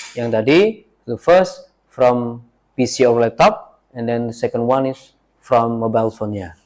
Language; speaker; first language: English; non-native, learner; Indonesian